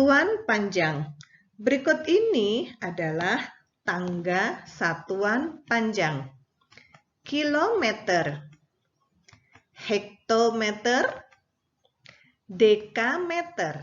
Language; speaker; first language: Indonesian; native; Indonesian